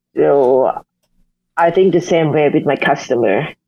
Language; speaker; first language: English; non-native, fluent; Thai